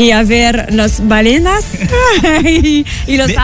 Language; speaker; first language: Spanish; non-native, learner; French